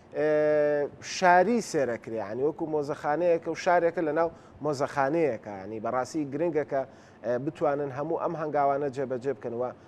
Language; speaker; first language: Central Kurdish; native; Central Kurdish